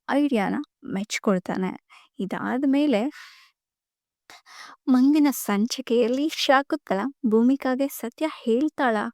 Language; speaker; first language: Kannada; native; Kannada